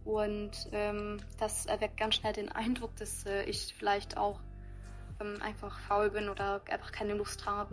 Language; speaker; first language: German; early bilingual, other home language; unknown